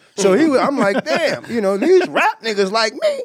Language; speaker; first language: English; native; English